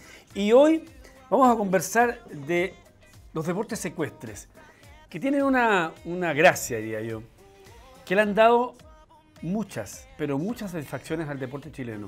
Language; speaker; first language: Spanish; native; Spanish